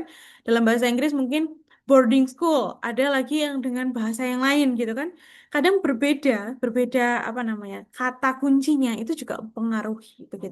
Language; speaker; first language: Indonesian; native; Indonesian